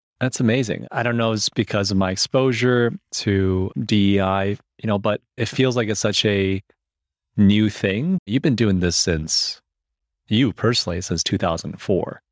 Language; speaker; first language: English; early bilingual, other home language; Chinese